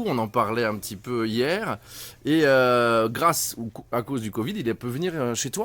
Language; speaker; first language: French; native; French